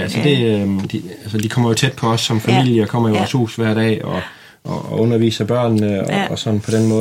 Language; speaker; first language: Danish; native; Danish